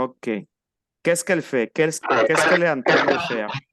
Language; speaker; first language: French; non-native, fluent; Spanish